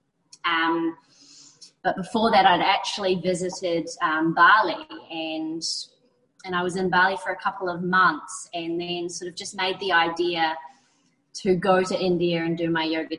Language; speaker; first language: English; native; English